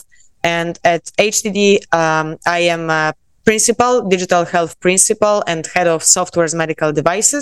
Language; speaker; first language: English; non-native, fluent; Polish